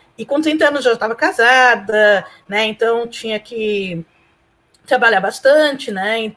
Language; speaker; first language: Portuguese; early bilingual, other home language; Spanish